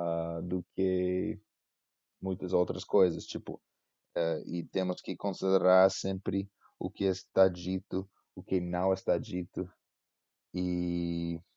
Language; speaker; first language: Portuguese; non-native, fluent; English